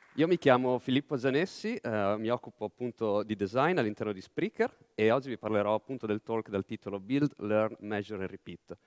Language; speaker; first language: Italian; native; Italian